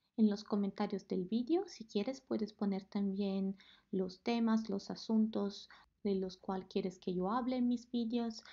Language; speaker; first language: Spanish; non-native, fluent; Italian